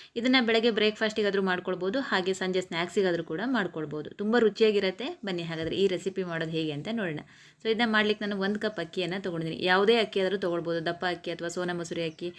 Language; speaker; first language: Kannada; native; Kannada